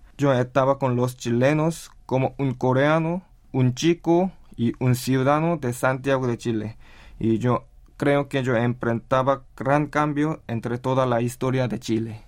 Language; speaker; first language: Spanish; non-native, learner; Korean